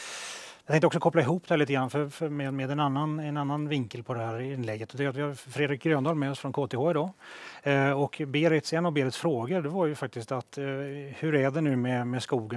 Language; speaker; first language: Swedish; native; Swedish